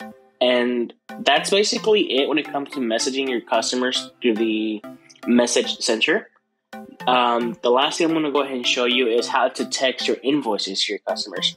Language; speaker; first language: English; native; English